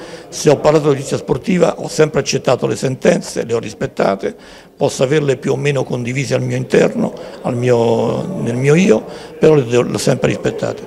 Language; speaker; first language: Italian; native; Italian